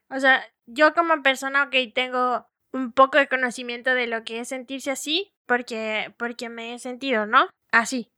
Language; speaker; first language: Spanish; native; Spanish